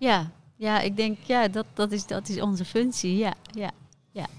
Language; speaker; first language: Dutch; non-native, fluent; Persian